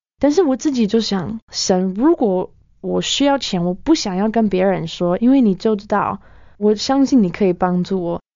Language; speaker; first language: Chinese; non-native, fluent; English